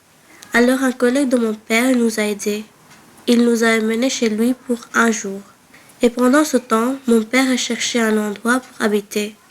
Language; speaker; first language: French; early bilingual, other home language; Bangla